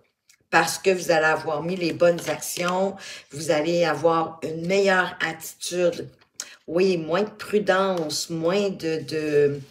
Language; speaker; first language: French; native; French